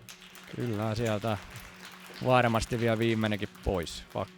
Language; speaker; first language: Finnish; native; Finnish